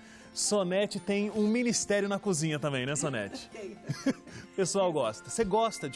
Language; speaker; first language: Portuguese; native; Portuguese